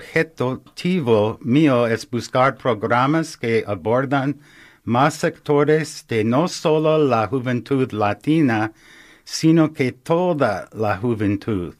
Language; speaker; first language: Spanish; non-native, learner; English